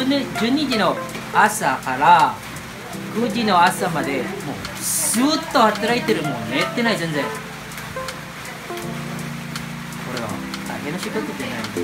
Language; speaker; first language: Japanese; non-native, learner; Filipino